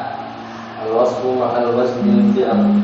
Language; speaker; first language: Arabic; non-native, learner; Indonesian